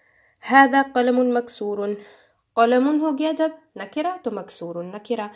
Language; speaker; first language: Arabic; non-native, fluent; Urdu